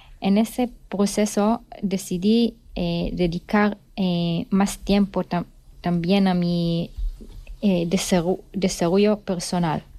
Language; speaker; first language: Spanish; non-native, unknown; Hebrew